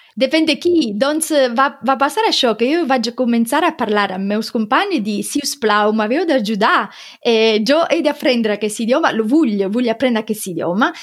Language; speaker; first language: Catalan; non-native, fluent; Italian